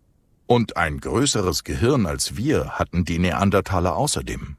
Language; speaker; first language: German; native; German